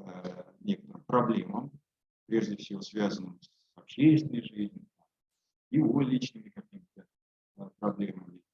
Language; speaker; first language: Russian; native; Russian